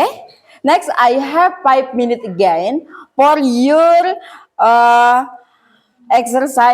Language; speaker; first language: English; non-native, learner; Indonesian